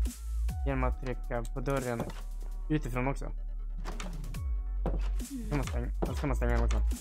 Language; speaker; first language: Swedish; native; Swedish